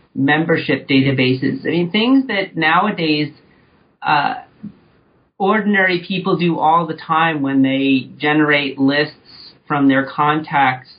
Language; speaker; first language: English; native; English